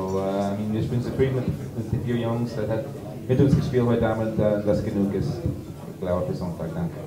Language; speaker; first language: German; non-native, learner; English